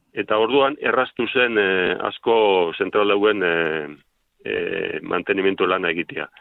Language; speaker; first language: Basque; native; Basque